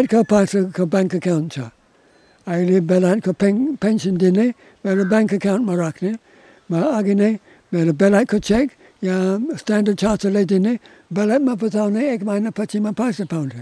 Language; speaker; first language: Nepali; non-native, learner; English